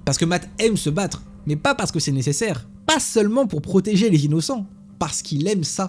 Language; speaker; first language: French; native; French